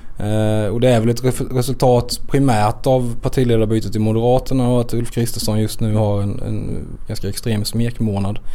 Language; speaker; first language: Swedish; native; Swedish